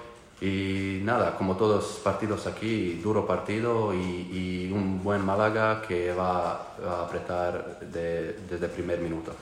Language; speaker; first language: Spanish; non-native, learner; Croatian